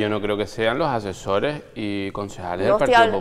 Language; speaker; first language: Spanish; native; Spanish